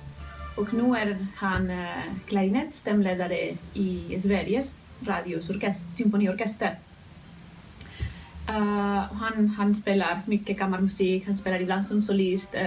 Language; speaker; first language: Swedish; non-native, fluent; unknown